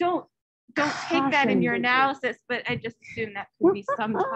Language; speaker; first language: English; native; English